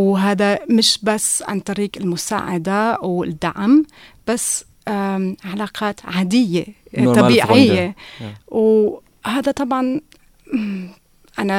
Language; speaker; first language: Arabic; non-native, fluent; German